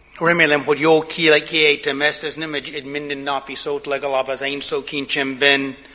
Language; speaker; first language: Hungarian; non-native, fluent; English